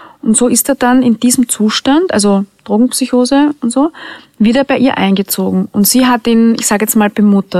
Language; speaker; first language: German; native; German